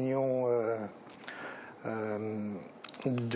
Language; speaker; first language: French; native; French